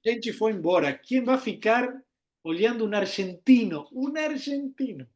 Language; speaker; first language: Portuguese; non-native, learner; Spanish